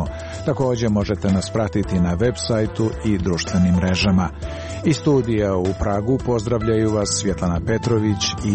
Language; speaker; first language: Serbian; native; Serbian